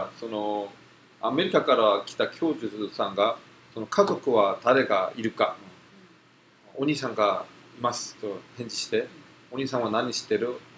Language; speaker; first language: Japanese; non-native, fluent; Korean